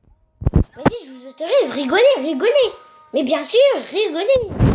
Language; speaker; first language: French; native; French